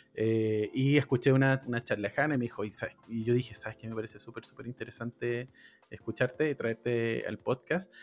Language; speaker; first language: Spanish; native; Spanish